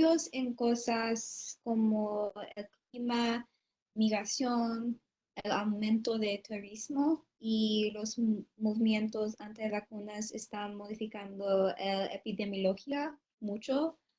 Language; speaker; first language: Spanish; non-native, learner; English